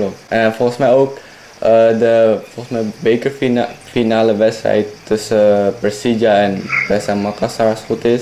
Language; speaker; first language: Dutch; non-native, fluent; Indonesian